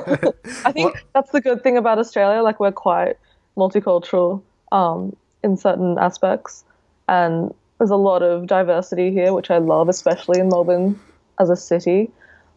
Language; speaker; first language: English; native; English